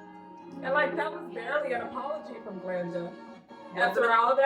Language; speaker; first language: English; native; English